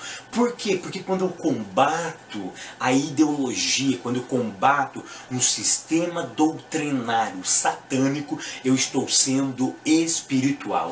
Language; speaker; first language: Portuguese; native; Portuguese